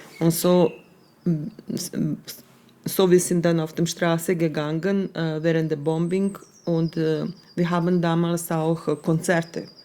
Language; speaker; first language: German; non-native, fluent; Serbian